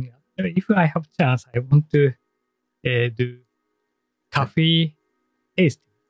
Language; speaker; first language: English; non-native, learner; Japanese